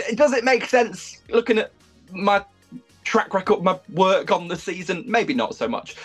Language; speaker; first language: English; native; English